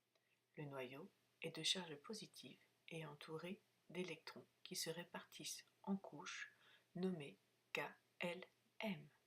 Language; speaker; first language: French; native; French